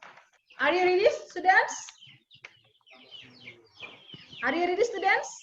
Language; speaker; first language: English; non-native, fluent; Indonesian